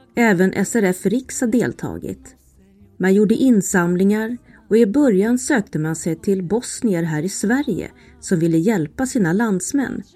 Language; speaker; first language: Swedish; native; Swedish